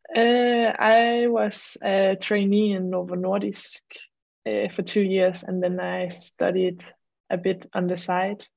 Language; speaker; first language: English; non-native, fluent; Danish